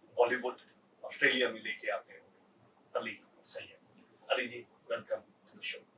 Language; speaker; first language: Hindi; native; Hindi